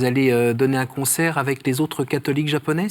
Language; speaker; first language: French; native; French